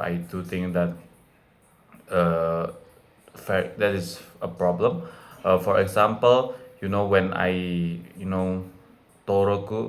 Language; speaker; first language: English; non-native, fluent; Indonesian